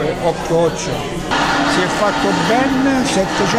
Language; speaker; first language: Italian; native; Italian